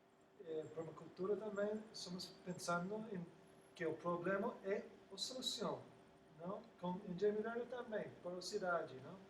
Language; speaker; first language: Portuguese; non-native, learner; English